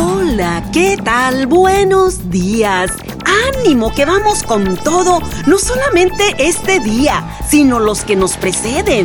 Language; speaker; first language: Spanish; native; Spanish